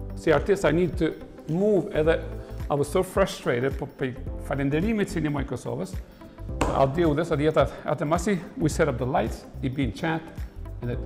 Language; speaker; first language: English; non-native, fluent; Albanian